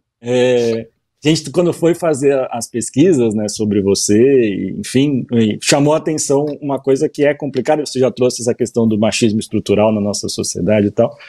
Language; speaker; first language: Portuguese; native; Portuguese